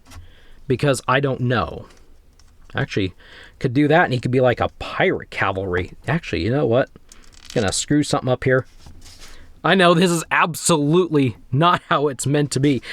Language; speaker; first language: English; native; English